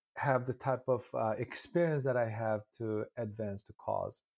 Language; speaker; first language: English; non-native, fluent; Uyghur